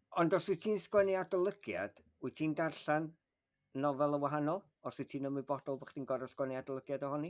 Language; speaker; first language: Welsh; native; Welsh